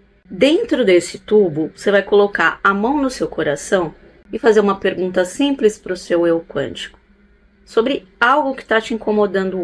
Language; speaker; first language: Portuguese; native; Portuguese